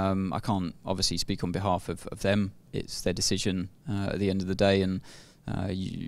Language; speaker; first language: English; native; English